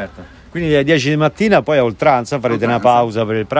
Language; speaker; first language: Italian; native; Italian